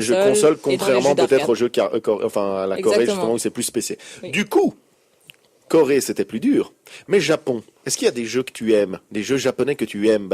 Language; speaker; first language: French; native; French